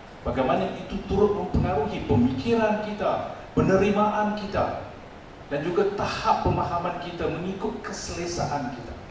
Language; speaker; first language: Malay; non-native, local second language; Tamil